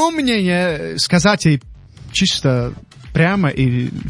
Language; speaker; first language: Russian; non-native, local second language; Tajik